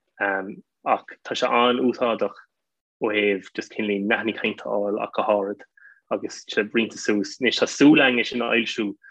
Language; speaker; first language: Irish; non-native, local second language; English